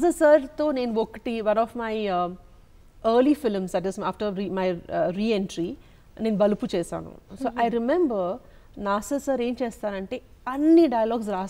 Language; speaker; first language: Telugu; non-native, local second language; Malayalam